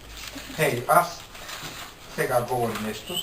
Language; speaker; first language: Bulgarian; non-native, learner; Finnish